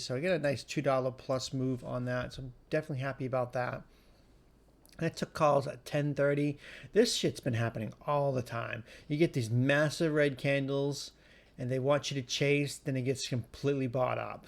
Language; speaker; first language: English; native; English